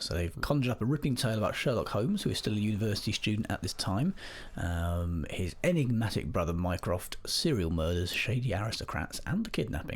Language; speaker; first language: English; native; English